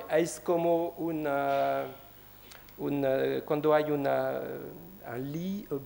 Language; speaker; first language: Spanish; non-native, learner; French